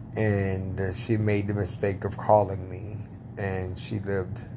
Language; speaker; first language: English; native; English